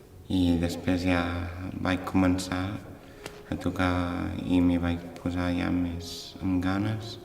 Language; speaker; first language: Catalan; early bilingual, other home language; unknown